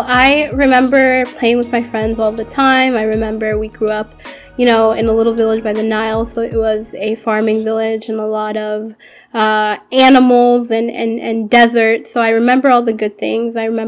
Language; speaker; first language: English; early bilingual, other home language; Arabic